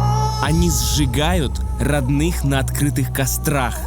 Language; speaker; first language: Russian; native; Russian